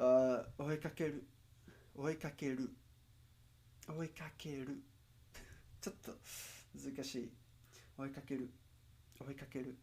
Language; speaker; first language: Japanese; non-native, learner; Spanish